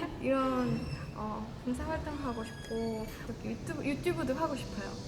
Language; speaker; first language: Korean; non-native, fluent; Estonian